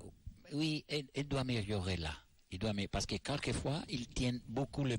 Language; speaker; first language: French; non-native, learner; Italian